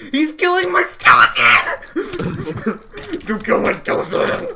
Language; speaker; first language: English; native; English